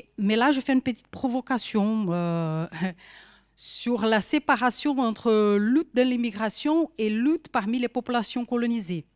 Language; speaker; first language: French; non-native, fluent; Portuguese